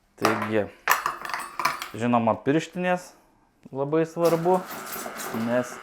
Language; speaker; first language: Lithuanian; native; Lithuanian